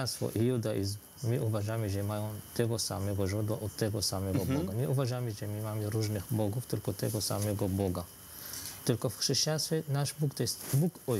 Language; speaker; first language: Polish; non-native, fluent; Arabic